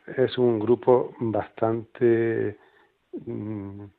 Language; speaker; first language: Spanish; native; Spanish